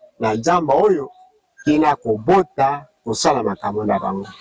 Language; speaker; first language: Lingala; non-native, local second language; Mongo